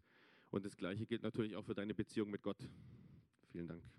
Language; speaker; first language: German; native; German